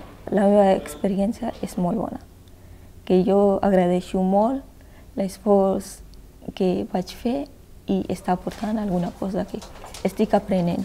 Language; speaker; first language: Catalan; non-native, fluent; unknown